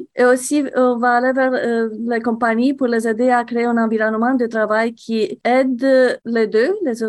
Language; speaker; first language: French; non-native, fluent; Romanian